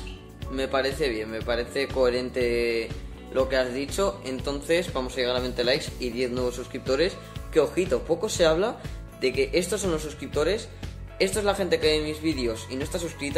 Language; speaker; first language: Spanish; native; Spanish